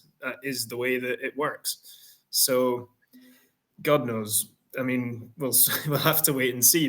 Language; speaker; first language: English; native; English